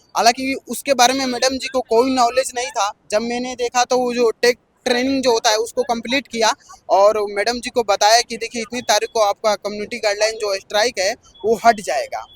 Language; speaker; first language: Hindi; native; Hindi